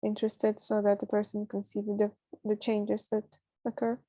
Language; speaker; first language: English; non-native, fluent; Ukrainian